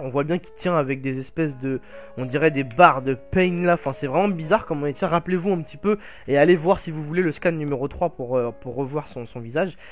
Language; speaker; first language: French; native; French